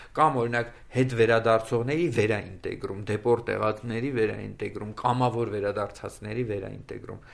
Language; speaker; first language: Armenian; native; Armenian